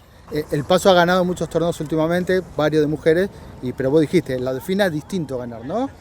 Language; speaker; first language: Spanish; native; Spanish